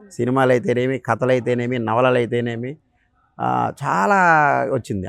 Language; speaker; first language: Telugu; native; Telugu